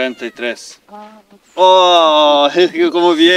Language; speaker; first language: Spanish; non-native, learner; Serbian